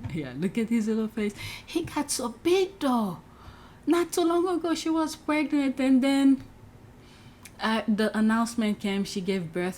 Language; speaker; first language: English; native; English